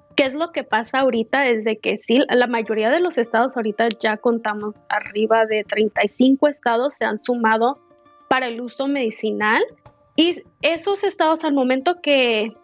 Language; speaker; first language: Spanish; early bilingual, heritage; Spanish